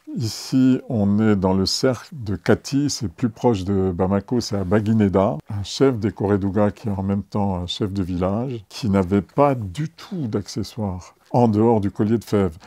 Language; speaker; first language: French; native; French